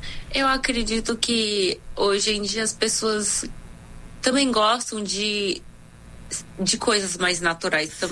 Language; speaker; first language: Portuguese; non-native, fluent; Korean